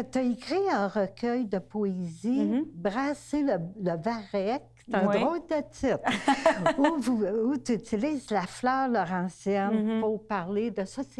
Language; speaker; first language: French; native; French